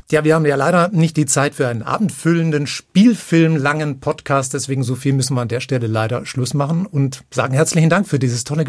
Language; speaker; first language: German; native; German